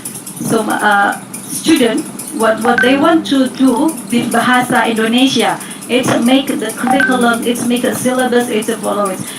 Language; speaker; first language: English; non-native, learner; Indonesian